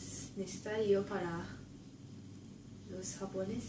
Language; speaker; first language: Spanish; non-native, learner; Japanese